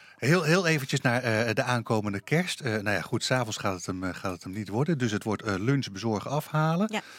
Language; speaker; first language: Dutch; native; Dutch